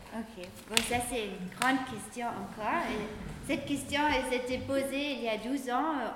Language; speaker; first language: French; non-native, fluent; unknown